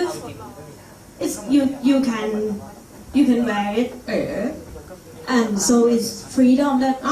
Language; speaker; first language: English; non-native, learner; Thai